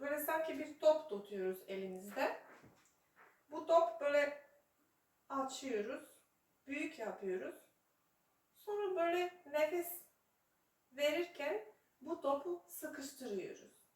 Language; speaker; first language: Turkish; non-native, fluent; Serbian